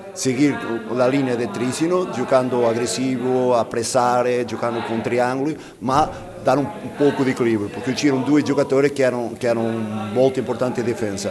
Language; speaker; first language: Italian; non-native, fluent; Portuguese